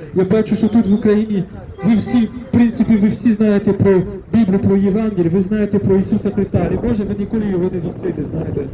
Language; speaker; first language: Ukrainian; non-native, fluent; French